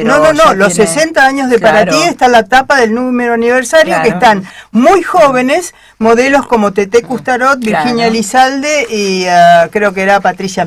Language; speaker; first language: Spanish; native; Spanish